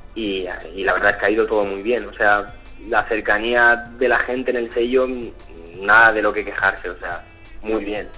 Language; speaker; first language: Spanish; early bilingual, other home language; French